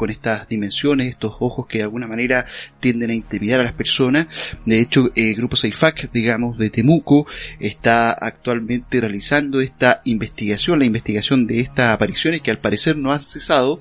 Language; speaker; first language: Spanish; native; Spanish